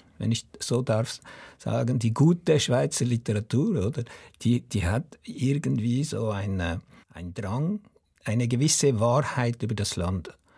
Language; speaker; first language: German; non-native, local second language; French